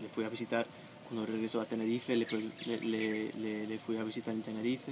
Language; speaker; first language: Spanish; non-native, fluent; English